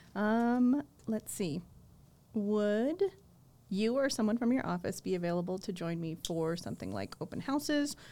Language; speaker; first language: English; early bilingual, other home language; Spanish